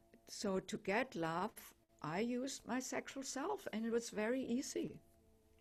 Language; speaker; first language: English; non-native, fluent; German